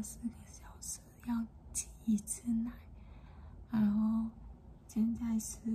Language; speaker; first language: Chinese; non-native, fluent; Vietnamese